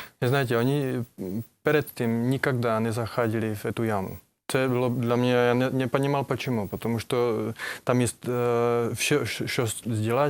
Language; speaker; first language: Russian; non-native, learner; Czech